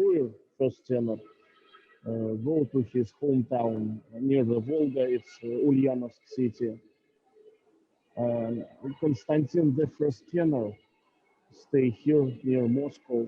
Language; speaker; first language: English; non-native, learner; Russian